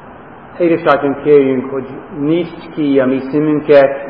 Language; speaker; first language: Hungarian; non-native, fluent; English